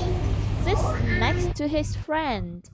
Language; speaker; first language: English; non-native, fluent; Vietnamese